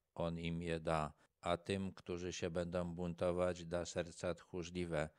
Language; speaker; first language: Polish; native; Polish